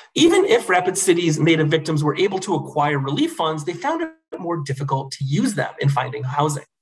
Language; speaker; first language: English; native; English